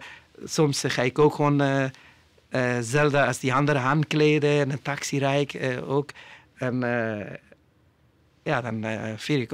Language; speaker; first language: Dutch; non-native, learner; Persian